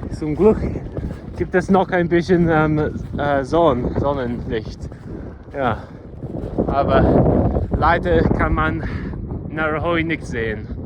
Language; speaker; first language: German; non-native, learner; English